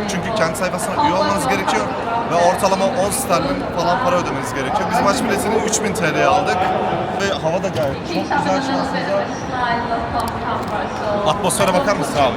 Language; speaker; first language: Turkish; native; Turkish